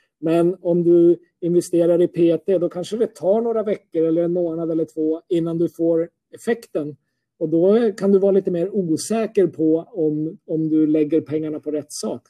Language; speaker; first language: Swedish; native; Swedish